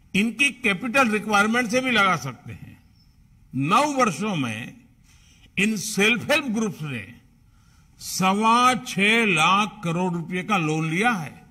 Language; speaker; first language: Hindi; non-native, local second language; Gujarati